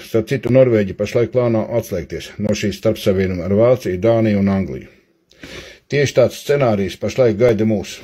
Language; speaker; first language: Latvian; native; Latvian